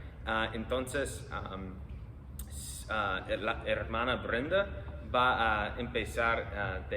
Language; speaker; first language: Spanish; non-native, fluent; English